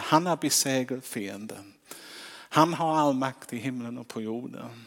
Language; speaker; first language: Swedish; non-native, fluent; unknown